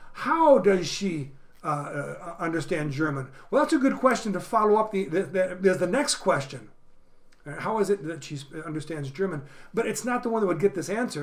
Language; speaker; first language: English; native; English